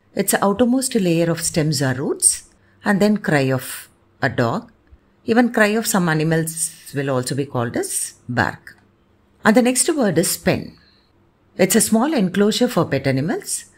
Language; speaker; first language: English; non-native, local second language; Tamil